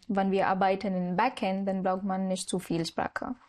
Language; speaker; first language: German; non-native, learner; Marathi